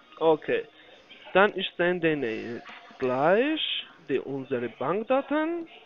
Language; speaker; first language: German; non-native, learner; Polish